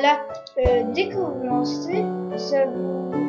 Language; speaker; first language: French; non-native, learner; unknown